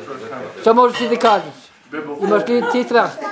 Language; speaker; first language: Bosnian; non-native, learner; Norwegian